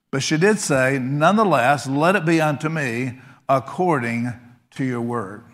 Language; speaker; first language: English; native; English